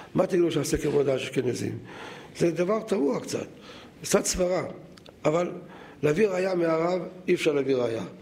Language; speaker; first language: Hebrew; native; Hebrew